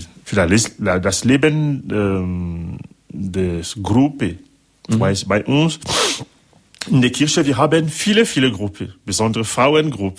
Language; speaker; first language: German; non-native, learner; French